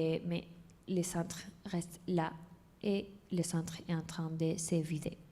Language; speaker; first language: French; non-native, fluent; Spanish